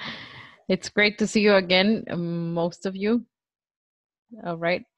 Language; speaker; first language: English; non-native, fluent; Spanish